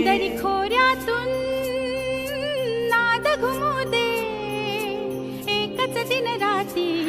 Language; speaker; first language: Marathi; non-native, learner; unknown